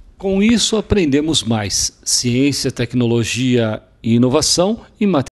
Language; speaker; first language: Portuguese; native; Portuguese